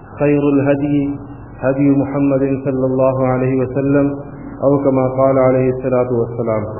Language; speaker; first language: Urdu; non-native, local second language; Pashto